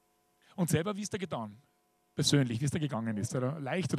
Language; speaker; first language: German; native; German